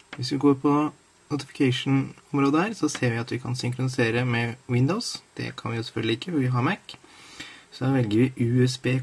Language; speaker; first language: Norwegian; native; Norwegian